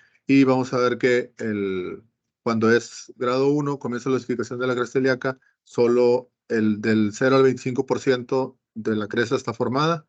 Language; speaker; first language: Spanish; native; Spanish